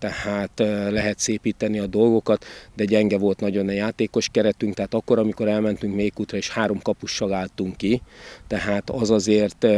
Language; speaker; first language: Hungarian; native; Hungarian